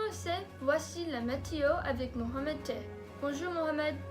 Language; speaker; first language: French; non-native, learner; English